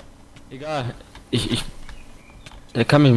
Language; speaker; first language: German; native; German